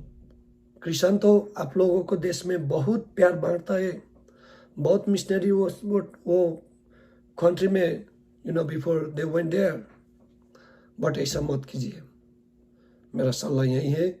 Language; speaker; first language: Hindi; non-native, learner; Nepali